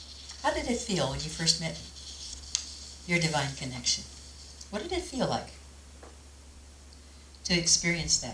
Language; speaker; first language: English; native; English